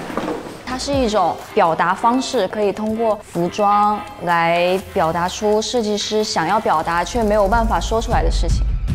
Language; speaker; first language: Chinese; native; Chinese